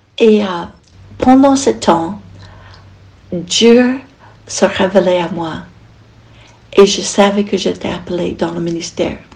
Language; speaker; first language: French; non-native, fluent; English